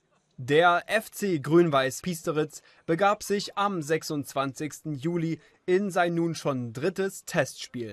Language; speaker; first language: German; native; German